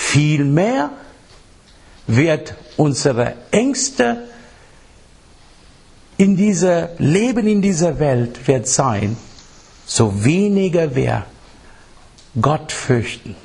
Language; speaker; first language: German; non-native, fluent; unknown